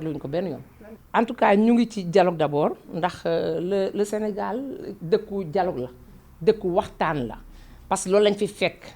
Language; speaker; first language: Wolof; non-native, local second language; Fula